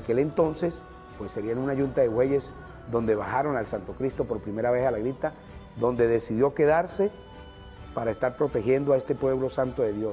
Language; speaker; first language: Spanish; native; Spanish